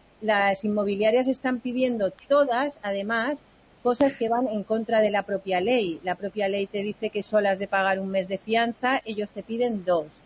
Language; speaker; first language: Spanish; native; Spanish